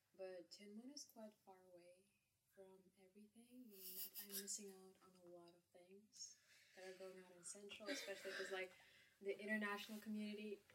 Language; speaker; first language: English; non-native, fluent; Kazakh